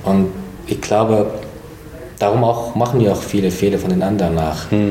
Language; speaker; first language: German; non-native, fluent; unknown